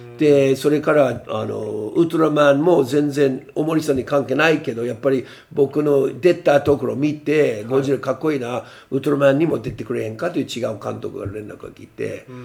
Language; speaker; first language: Japanese; non-native, fluent; English